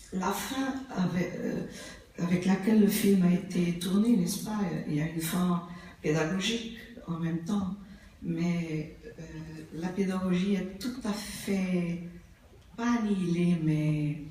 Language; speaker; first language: French; non-native, fluent; Portuguese